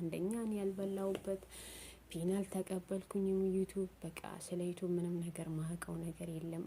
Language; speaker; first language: Amharic; non-native, local second language; Oromo